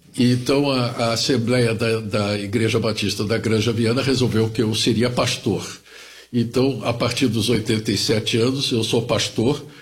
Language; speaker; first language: Portuguese; early bilingual, other home language; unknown